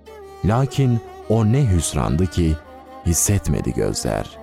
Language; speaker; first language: Turkish; native; Turkish